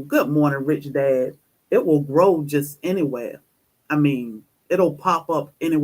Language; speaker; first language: English; native; English